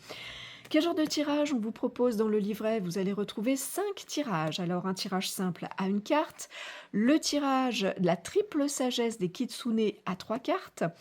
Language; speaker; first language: French; native; French